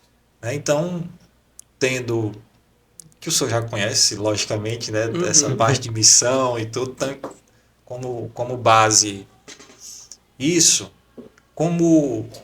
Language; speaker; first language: Portuguese; native; Portuguese